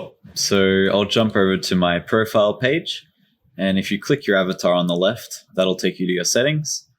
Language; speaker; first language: English; native; English